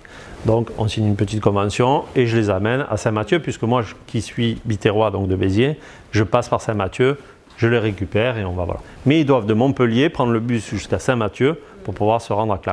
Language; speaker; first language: French; native; French